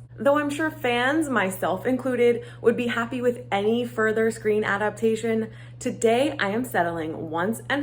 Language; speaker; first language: English; native; English